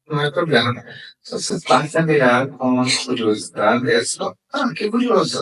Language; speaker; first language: Spanish; non-native, fluent; Portuguese